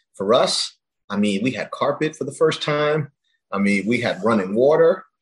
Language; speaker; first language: English; early bilingual, other home language; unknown